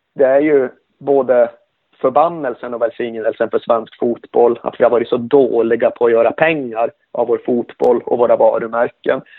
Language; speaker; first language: Swedish; native; Swedish